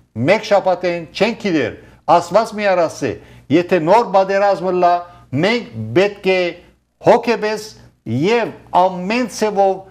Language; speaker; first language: Armenian; early bilingual, heritage; Armenian